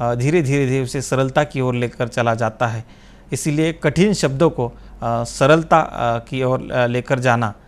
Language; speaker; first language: Hindi; non-native, local second language; Marathi